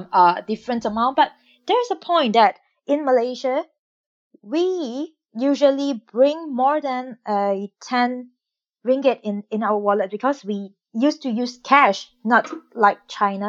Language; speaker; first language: English; non-native, local second language; Chinese